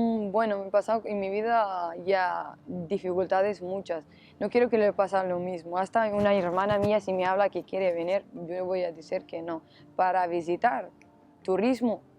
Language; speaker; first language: Spanish; non-native, learner; Arabic